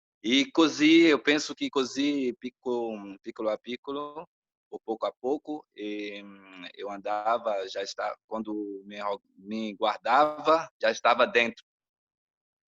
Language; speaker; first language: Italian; non-native, learner; Portuguese